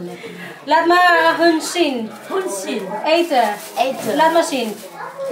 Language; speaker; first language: Dutch; non-native, learner; Filipino